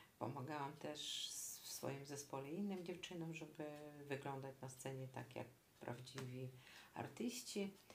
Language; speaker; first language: Polish; non-native, fluent; Russian